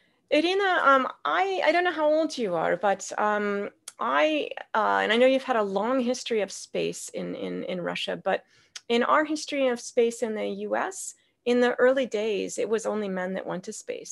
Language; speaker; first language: English; native; English